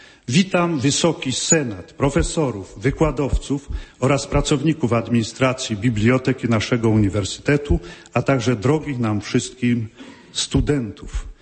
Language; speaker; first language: Polish; native; Polish